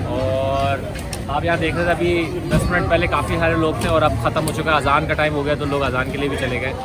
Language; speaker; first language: Urdu; native; Urdu